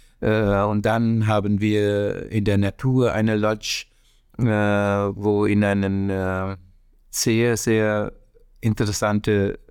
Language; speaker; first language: German; non-native, learner; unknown